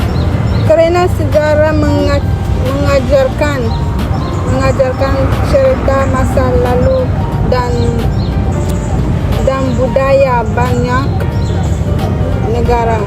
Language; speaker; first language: Indonesian; non-native, learner; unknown